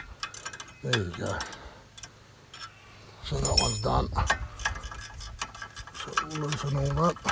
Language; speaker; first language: English; native; English